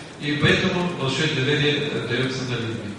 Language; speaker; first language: Russian; non-native, learner; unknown